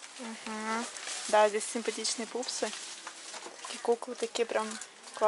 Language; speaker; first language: Russian; native; Russian